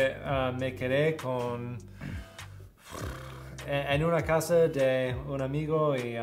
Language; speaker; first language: Spanish; non-native, learner; English